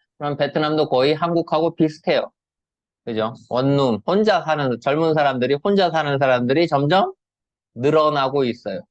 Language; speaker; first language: Korean; native; Korean